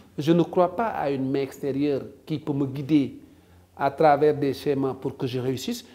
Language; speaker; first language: French; non-native, local second language; Wolof